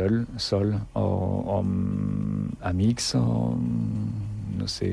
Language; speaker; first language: Catalan; non-native, learner; French